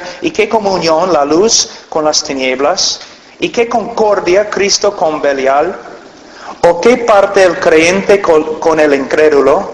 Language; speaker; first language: Spanish; non-native, fluent; English